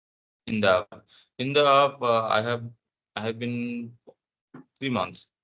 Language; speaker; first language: English; non-native, learner; Odia